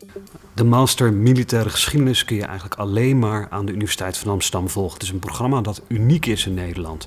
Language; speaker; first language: Dutch; native; Dutch